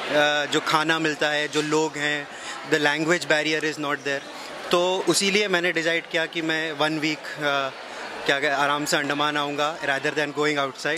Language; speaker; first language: Hindi; native; Hindi